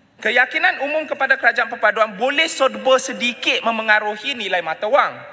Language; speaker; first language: Malay; non-native, local second language; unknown